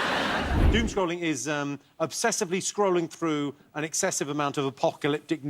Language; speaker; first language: English; native; English